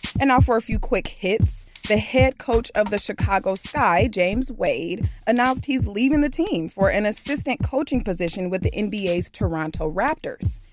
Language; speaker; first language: English; native; English